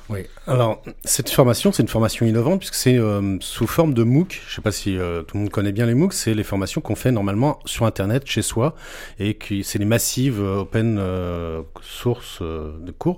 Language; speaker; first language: French; native; French